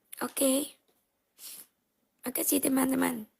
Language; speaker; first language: Indonesian; non-native, learner; Vietnamese